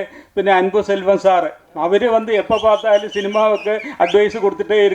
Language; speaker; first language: Tamil; non-native, learner; Malayalam